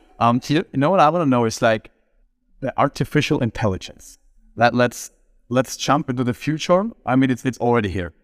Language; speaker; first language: English; non-native, fluent; German